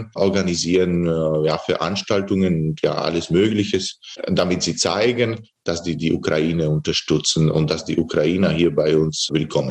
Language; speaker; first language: German; non-native, fluent; Slovak